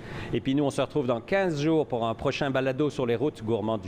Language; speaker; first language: French; native; French